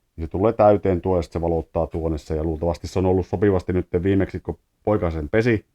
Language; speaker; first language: Finnish; early bilingual, heritage; Finnish